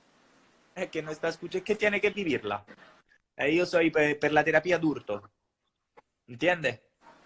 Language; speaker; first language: Spanish; non-native, fluent; Italian